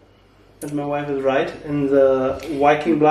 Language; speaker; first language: English; non-native, learner; German